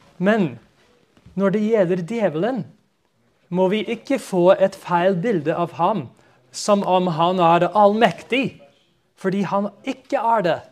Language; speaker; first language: Norwegian; non-native, fluent; English